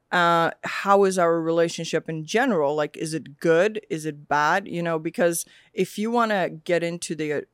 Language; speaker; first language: English; early bilingual, other home language; Swedish